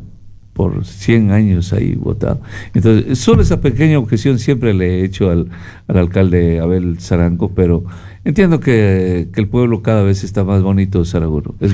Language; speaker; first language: Spanish; native; Spanish